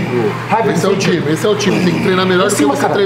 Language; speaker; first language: Portuguese; native; Portuguese